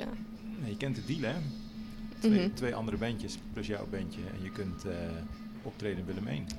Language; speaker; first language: Dutch; native; Dutch